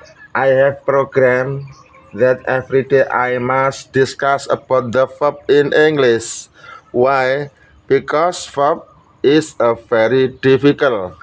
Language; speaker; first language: English; non-native, learner; Indonesian